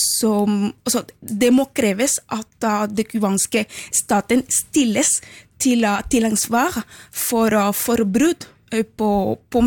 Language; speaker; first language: Norwegian; non-native, fluent; Spanish